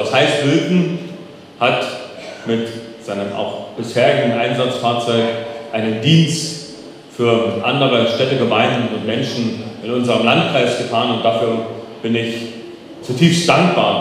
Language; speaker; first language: German; native; German